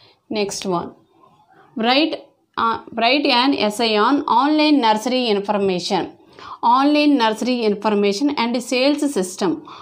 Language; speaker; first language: English; non-native, local second language; Telugu